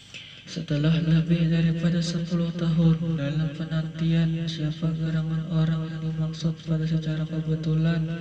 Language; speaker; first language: Indonesian; native; Indonesian